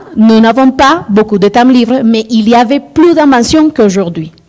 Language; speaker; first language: French; non-native, fluent; Spanish